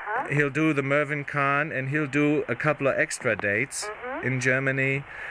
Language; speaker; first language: English; non-native, fluent; German